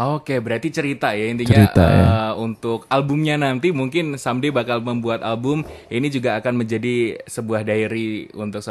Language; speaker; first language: Indonesian; native; Indonesian